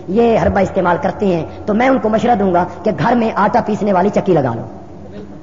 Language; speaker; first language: Urdu; non-native, local second language; Punjabi